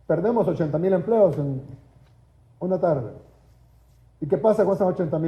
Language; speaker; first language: Spanish; native; Spanish